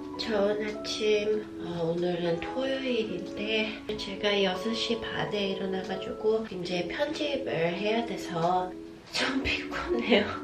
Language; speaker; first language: Korean; early bilingual, heritage; Korean